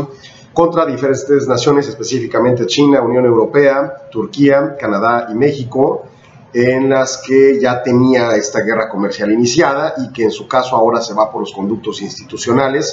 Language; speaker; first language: Spanish; native; Spanish